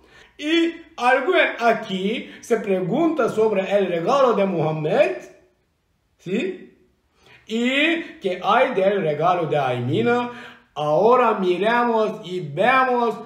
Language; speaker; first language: Spanish; non-native, learner; Turkish